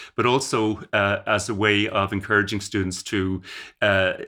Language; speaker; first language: English; native; English